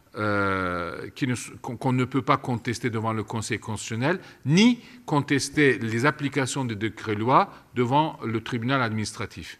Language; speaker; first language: French; non-native, fluent; Turkish